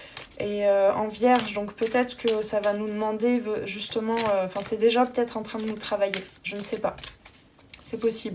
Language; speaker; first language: French; native; French